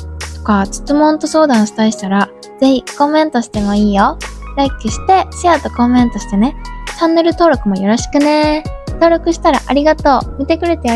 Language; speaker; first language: Japanese; non-native, learner; Indonesian